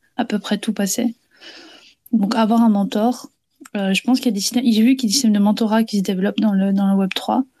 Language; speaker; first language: French; native; French